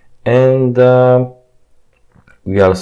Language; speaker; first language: English; non-native, fluent; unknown